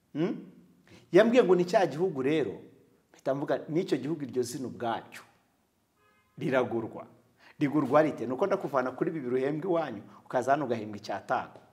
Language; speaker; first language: Kinyarwanda; native; Kinyarwanda